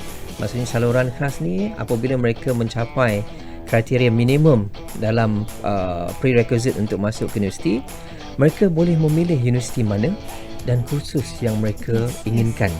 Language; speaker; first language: Malay; native; Malay